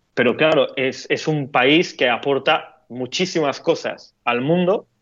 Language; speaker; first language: Spanish; non-native, fluent; Turkish